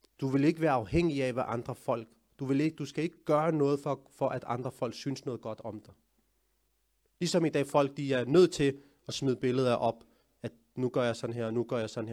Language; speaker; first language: Danish; early bilingual, other home language; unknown